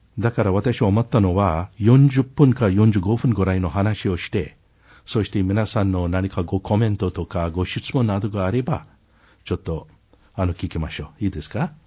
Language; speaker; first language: Japanese; non-native, fluent; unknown